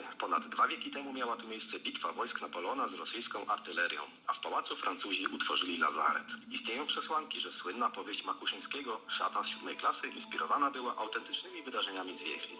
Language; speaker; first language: Polish; native; Polish